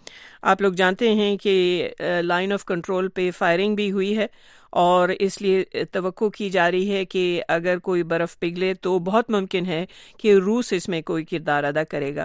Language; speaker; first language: Urdu; native; Urdu